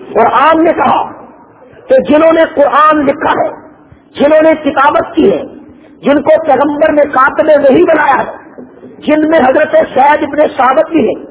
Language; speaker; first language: Urdu; non-native, local second language; Punjabi